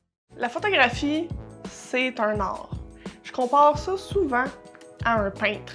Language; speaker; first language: French; native; French